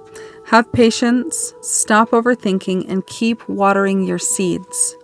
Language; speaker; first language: English; native; English